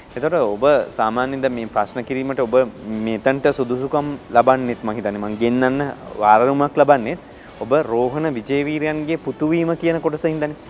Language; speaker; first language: Sinhala; native; Sinhala